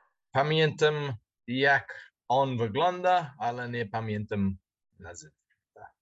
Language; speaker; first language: Polish; non-native, learner; English